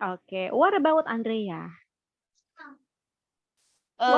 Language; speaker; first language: English; non-native, fluent; Indonesian